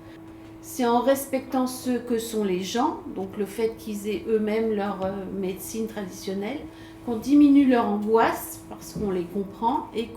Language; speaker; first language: French; native; French